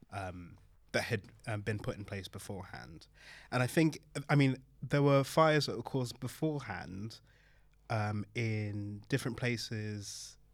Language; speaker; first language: English; early bilingual, other home language; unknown